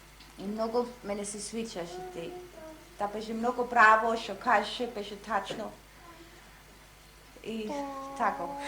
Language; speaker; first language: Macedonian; non-native, learner; Slovenian